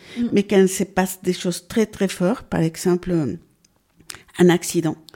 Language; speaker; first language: French; non-native, fluent; Spanish